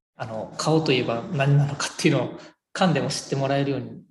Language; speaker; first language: Japanese; native; Japanese